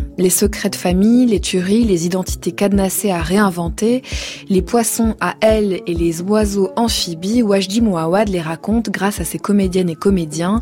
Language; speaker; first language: French; native; French